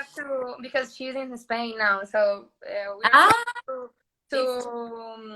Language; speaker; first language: English; non-native, learner; Spanish